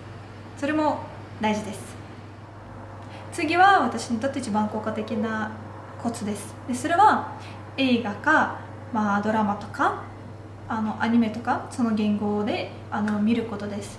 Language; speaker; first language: Japanese; non-native, fluent; Russian